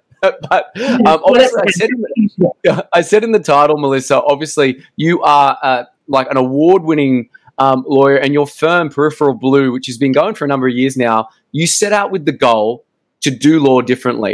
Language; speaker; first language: English; native; English